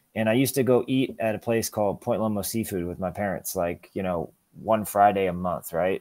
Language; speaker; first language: English; native; English